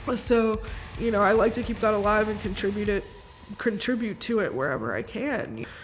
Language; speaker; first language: English; native; English